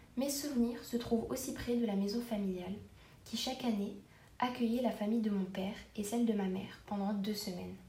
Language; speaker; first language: French; non-native, local second language; Arabic